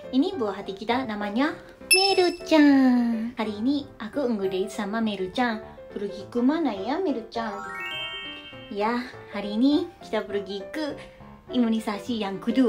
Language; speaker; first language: Indonesian; non-native, fluent; Japanese